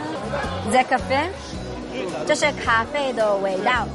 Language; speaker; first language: Chinese; non-native, learner; Hebrew